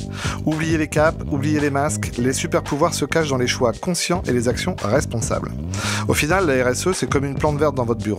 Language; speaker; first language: French; native; French